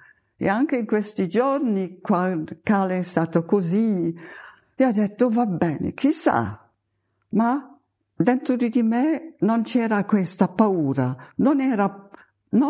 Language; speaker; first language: Italian; non-native, fluent; German